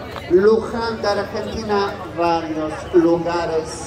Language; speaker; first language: Spanish; non-native, fluent; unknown